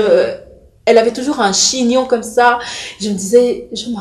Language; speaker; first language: French; non-native, local second language; Lingala